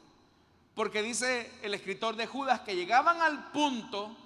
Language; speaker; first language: Spanish; native; Spanish